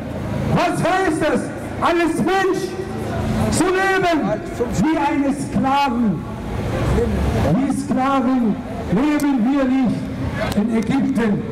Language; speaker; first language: German; non-native, learner; Arabic